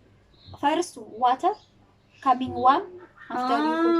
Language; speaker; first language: English; non-native, learner; Amharic